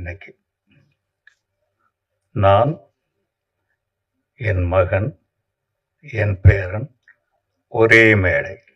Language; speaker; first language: Tamil; native; Tamil